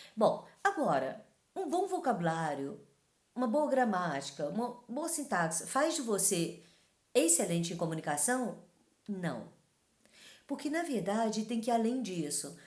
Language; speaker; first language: Portuguese; early bilingual, other home language; Chinese